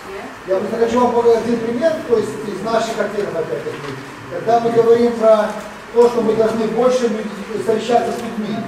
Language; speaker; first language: Russian; native; Russian